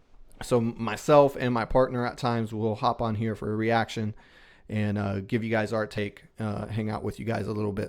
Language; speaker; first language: English; native; English